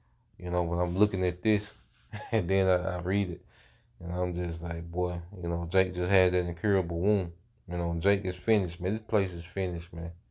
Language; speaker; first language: English; native; English